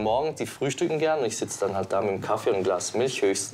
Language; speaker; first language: German; native; German